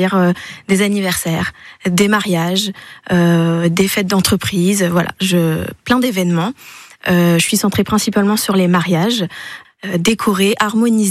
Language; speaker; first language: French; native; French